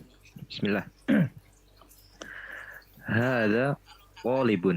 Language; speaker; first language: Arabic; non-native, learner; Indonesian